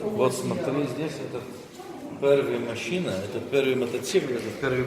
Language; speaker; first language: Russian; non-native, learner; Arabic